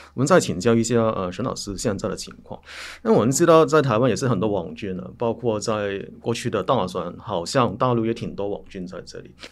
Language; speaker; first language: Chinese; non-native, local second language; Cantonese